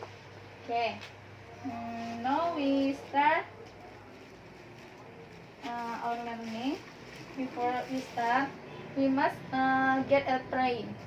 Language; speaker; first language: English; non-native, learner; Indonesian